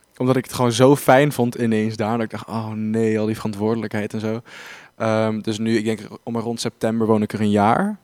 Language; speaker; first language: Dutch; native; Dutch